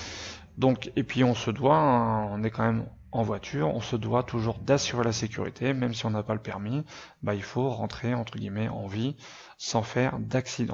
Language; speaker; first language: French; native; French